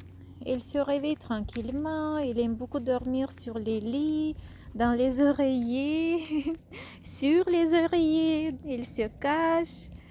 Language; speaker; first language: French; non-native, fluent; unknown